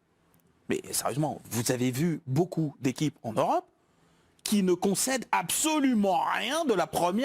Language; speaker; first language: French; native; French